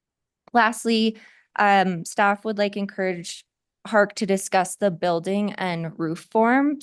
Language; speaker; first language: English; native; English